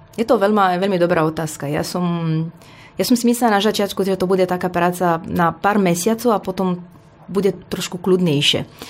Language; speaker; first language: Slovak; non-native, fluent; Romanian